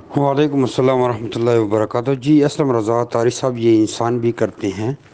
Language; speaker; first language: Urdu; non-native, local second language; Pashto